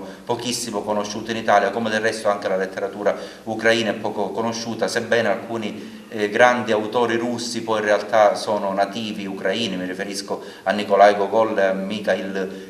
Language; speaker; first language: Italian; native; Italian